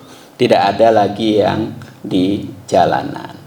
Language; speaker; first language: Indonesian; native; Indonesian